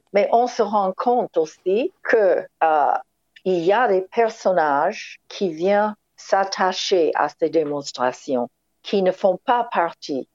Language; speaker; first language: French; non-native, fluent; English